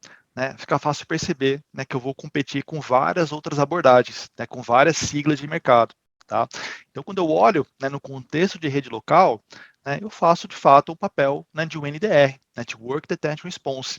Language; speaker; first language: Portuguese; native; Portuguese